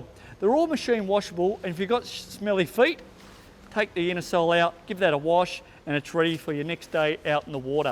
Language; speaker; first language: English; native; English